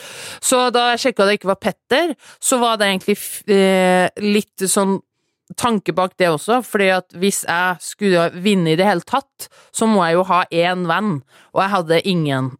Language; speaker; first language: Norwegian; native; Norwegian